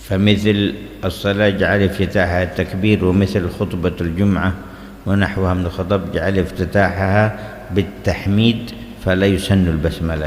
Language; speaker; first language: Arabic; native; Arabic